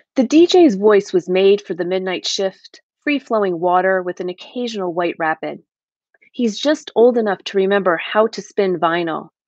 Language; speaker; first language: English; native; English